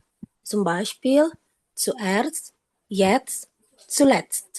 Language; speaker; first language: German; non-native, learner; Indonesian